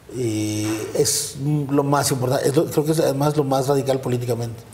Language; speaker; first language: Spanish; native; Spanish